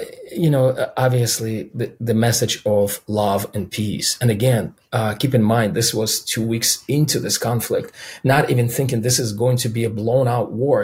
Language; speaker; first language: English; non-native, fluent; Russian